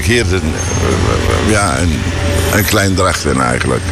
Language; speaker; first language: Dutch; non-native, learner; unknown